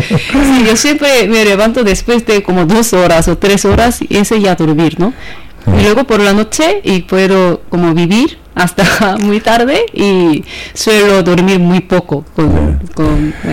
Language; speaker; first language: Spanish; non-native, learner; Korean